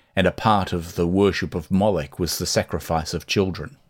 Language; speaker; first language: English; native; English